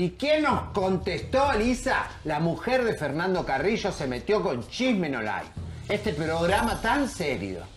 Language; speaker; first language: Spanish; native; Spanish